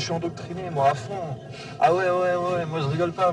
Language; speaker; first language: French; native; French